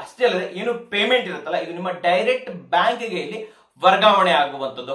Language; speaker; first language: Kannada; native; Kannada